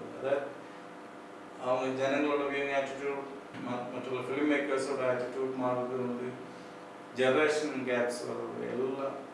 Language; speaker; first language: Tamil; non-native, local second language; Malayalam